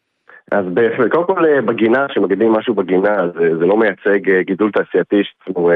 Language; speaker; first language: Hebrew; native; Hebrew